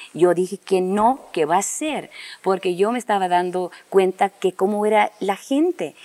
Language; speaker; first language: Spanish; early bilingual, heritage; Spanish